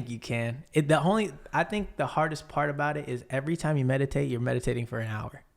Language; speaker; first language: English; native; English